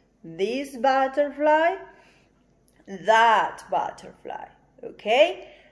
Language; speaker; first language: English; non-native, fluent; Spanish